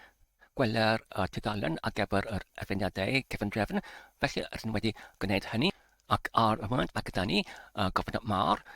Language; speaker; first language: Welsh; non-native, learner; English